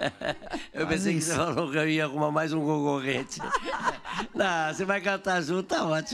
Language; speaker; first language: Portuguese; native; Portuguese